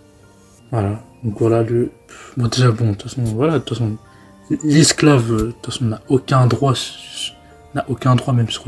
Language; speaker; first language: French; native; French